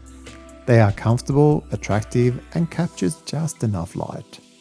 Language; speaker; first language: English; native; English